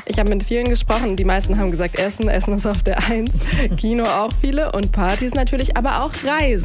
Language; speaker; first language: German; native; German